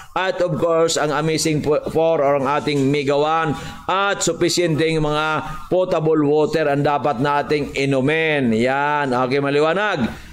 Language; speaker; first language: Filipino; non-native, local second language; Bikol